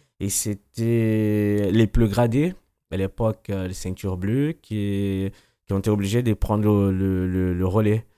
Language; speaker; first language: French; non-native, fluent; Portuguese